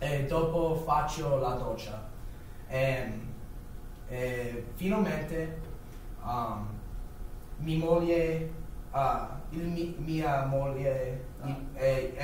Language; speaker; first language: Italian; non-native, learner; English